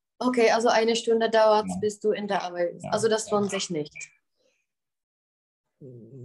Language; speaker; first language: German; non-native, fluent; Czech